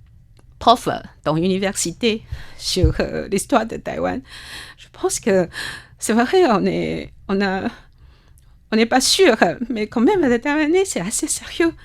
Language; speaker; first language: French; non-native, fluent; Chinese